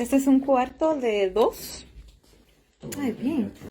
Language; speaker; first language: Spanish; early bilingual, heritage; Spanish